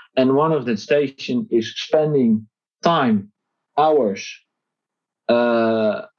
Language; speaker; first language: English; non-native, fluent; Dutch